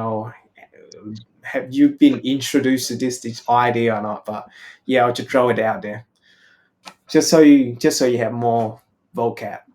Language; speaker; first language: English; non-native, fluent; Vietnamese